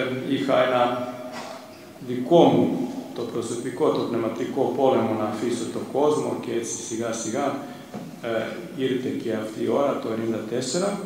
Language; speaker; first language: Greek; non-native, fluent; Serbian